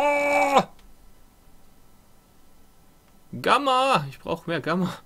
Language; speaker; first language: German; native; German